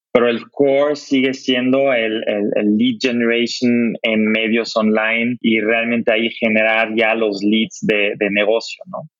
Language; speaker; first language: Spanish; non-native, fluent; German